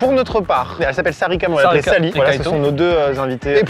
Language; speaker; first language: French; native; French